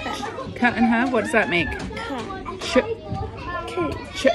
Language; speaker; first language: English; native; English